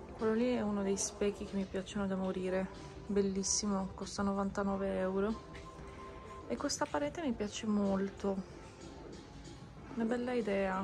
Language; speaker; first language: Italian; non-native, fluent; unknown